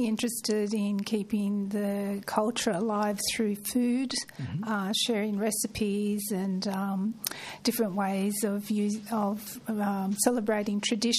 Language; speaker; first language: English; native; English